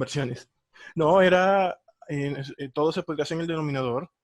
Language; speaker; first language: Spanish; native; Spanish